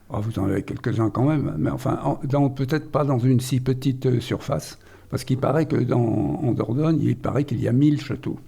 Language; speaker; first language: French; native; French